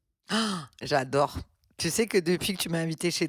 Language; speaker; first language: French; native; French